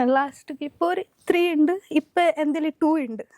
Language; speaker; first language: Malayalam; non-native, local second language; Hindi